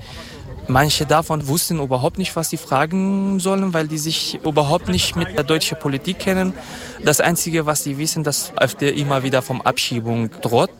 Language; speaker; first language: German; non-native, fluent; Kurdish